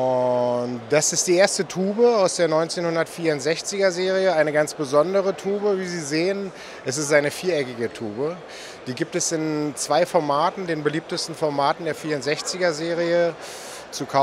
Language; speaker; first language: German; native; German